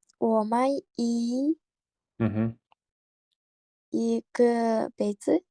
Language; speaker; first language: Chinese; non-native, learner; Kyrgyz